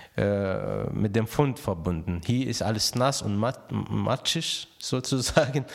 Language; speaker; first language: German; non-native, fluent; Arabic